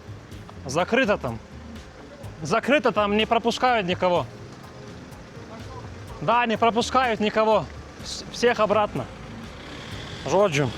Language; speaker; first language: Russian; non-native, fluent; Lithuanian